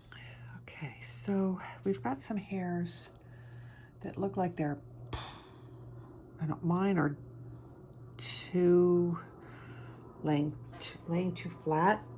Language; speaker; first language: English; native; English